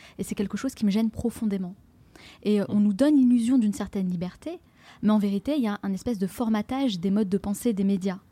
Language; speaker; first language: French; native; French